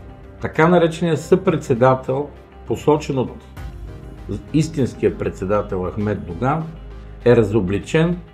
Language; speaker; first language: Bulgarian; native; Bulgarian